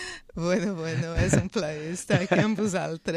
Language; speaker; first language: Catalan; non-native, fluent; Portuguese